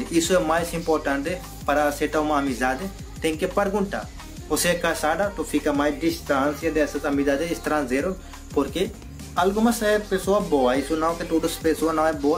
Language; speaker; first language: Portuguese; non-native, learner; Hindi